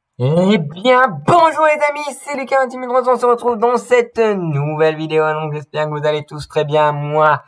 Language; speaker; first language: French; native; French